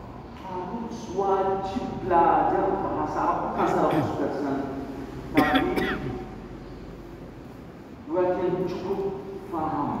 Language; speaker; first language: Indonesian; non-native, learner; Arabic